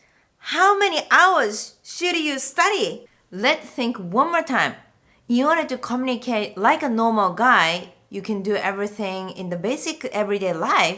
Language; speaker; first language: English; non-native, fluent; Japanese